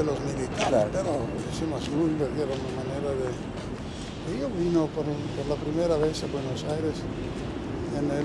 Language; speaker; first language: Spanish; non-native, fluent; Italian